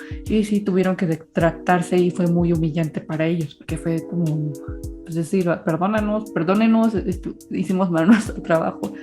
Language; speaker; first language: Spanish; native; Spanish